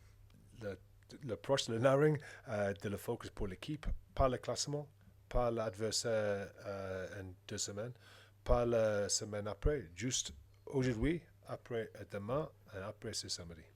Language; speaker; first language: French; non-native, learner; English